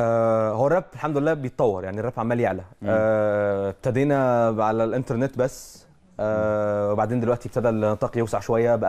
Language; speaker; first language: Arabic; native; Arabic